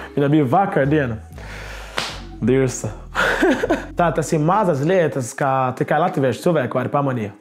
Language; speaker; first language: Latvian; non-native, learner; Portuguese